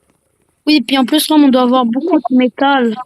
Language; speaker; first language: French; native; French